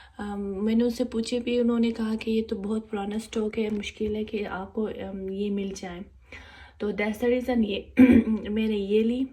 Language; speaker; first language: Urdu; non-native, local second language; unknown